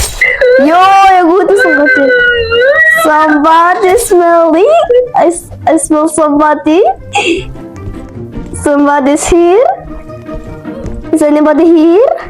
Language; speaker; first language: English; non-native, learner; Mongolian